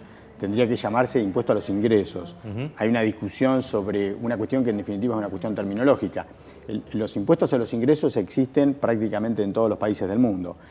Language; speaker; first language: Spanish; native; Spanish